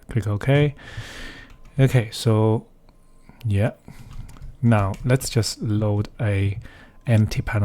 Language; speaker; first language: English; non-native, fluent; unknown